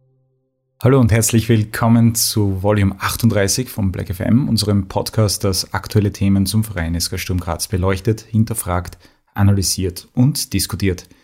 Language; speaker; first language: German; native; German